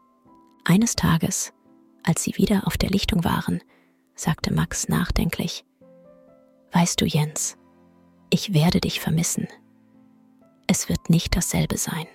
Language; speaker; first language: German; native; German